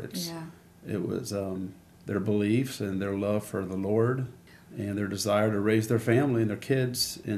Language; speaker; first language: English; native; English